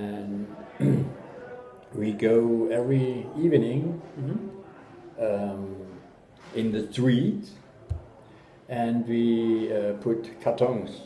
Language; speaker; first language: English; non-native, learner; German